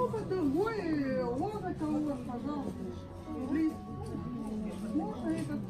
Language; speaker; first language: Russian; non-native, learner; Filipino